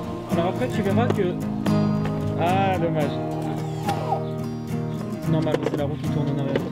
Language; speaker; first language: French; native; French